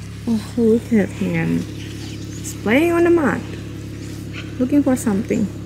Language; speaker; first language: English; non-native, learner; Indonesian